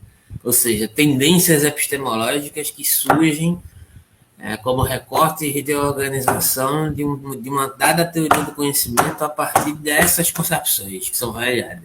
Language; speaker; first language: Portuguese; native; Portuguese